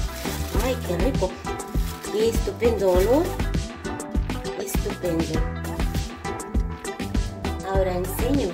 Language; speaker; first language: Spanish; non-native, learner; Ukrainian